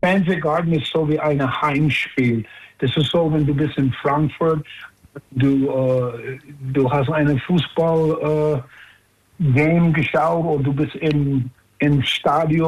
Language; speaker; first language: German; non-native, fluent; English